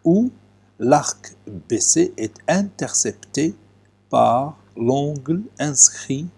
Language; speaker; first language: French; non-native, local second language; Arabic